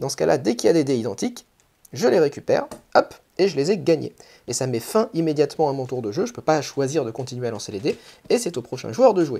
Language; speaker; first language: French; native; French